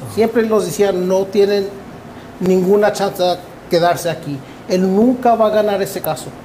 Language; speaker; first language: Spanish; early bilingual, heritage; Spanish